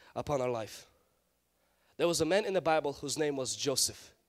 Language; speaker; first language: English; non-native, fluent; Ukrainian